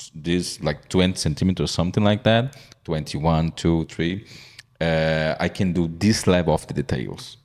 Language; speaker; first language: English; non-native, fluent; Portuguese